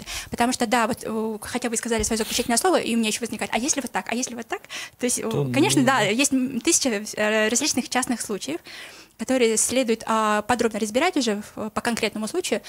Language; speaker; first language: Russian; non-native, local second language; Kyrgyz